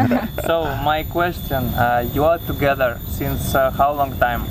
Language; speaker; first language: English; non-native, learner; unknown